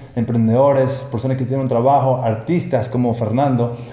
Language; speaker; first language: Spanish; non-native, fluent; English